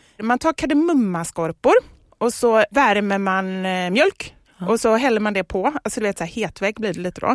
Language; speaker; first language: Swedish; native; Swedish